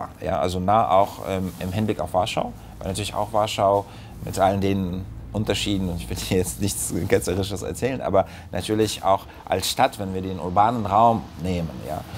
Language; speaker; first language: German; non-native, fluent; Polish